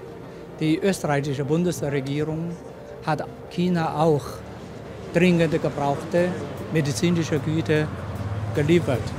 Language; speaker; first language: German; non-native, fluent; Chinese